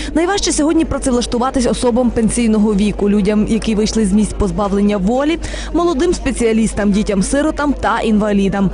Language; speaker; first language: Ukrainian; native; Ukrainian